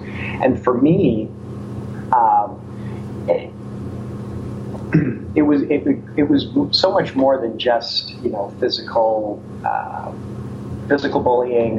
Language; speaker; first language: English; native; English